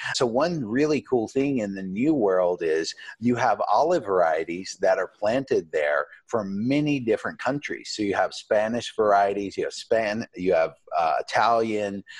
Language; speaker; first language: English; native; English